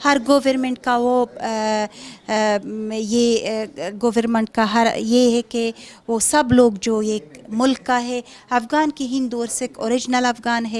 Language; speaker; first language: Hindi; non-native, fluent; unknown